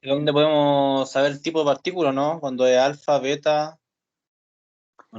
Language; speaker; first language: Spanish; native; Spanish